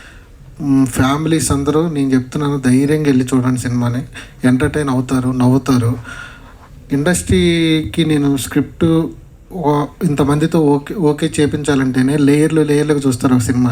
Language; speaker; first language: Telugu; native; Telugu